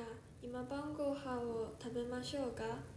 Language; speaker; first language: Japanese; non-native, learner; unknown